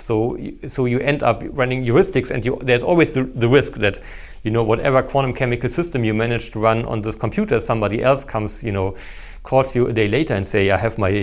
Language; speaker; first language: English; non-native, fluent; German